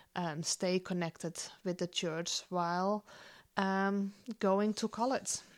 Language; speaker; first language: English; non-native, fluent; Dutch